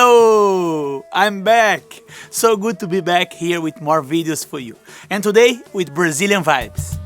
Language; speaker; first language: English; non-native, fluent; Portuguese